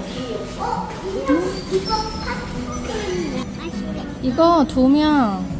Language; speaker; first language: Korean; non-native, learner; Thai